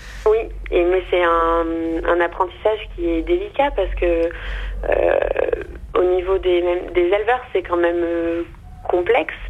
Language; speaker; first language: French; native; French